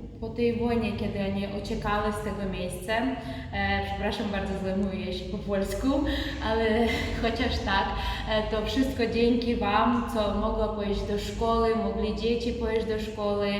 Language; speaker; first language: Polish; non-native, learner; Ukrainian